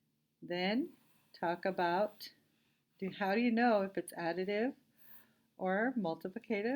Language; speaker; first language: English; native; English